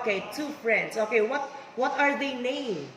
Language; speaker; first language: English; non-native, fluent; Vietnamese